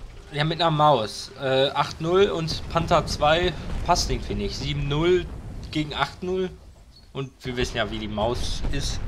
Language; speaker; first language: German; native; German